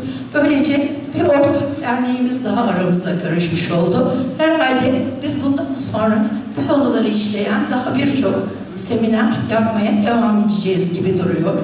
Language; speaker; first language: Turkish; native; Turkish